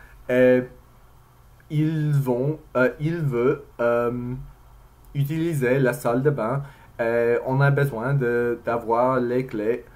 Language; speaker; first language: French; non-native, learner; English